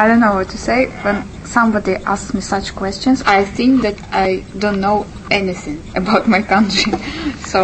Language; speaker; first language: English; non-native, fluent; Russian